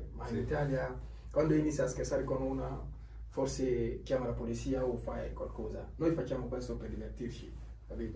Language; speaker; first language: Italian; non-native, learner; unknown